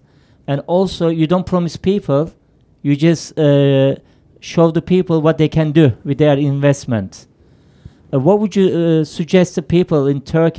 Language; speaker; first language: English; non-native, fluent; Turkish